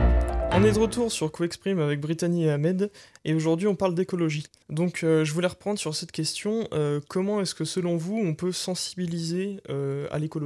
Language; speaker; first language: French; native; French